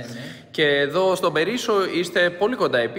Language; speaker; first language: Greek; native; Greek